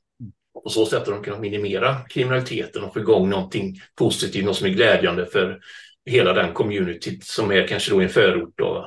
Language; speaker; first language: Swedish; native; Swedish